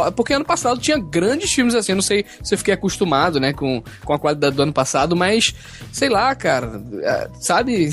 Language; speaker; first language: Portuguese; native; Portuguese